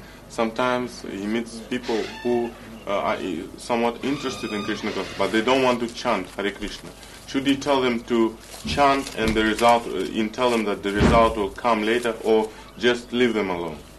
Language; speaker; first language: English; non-native, fluent; Russian